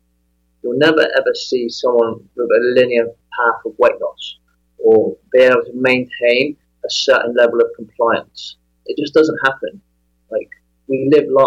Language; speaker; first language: English; native; English